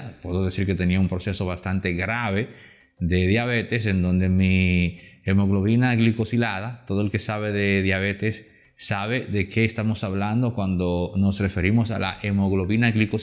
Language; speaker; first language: Spanish; native; Spanish